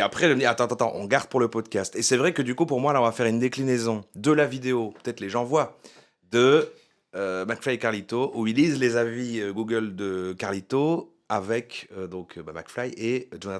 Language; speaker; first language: French; native; French